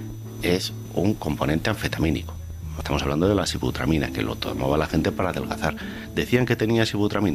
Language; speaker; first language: Spanish; native; Spanish